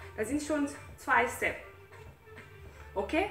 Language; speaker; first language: German; non-native, fluent; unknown